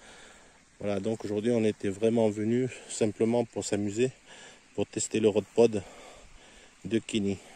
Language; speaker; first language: French; native; French